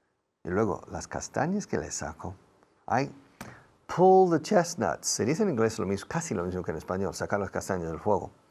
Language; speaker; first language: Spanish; non-native, fluent; English